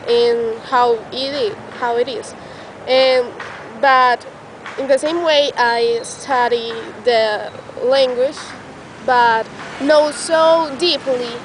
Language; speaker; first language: English; non-native, learner; Spanish